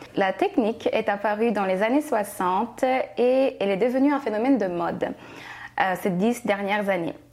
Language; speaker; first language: French; native; French